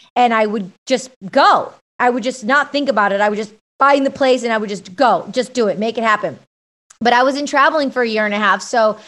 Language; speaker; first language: English; native; English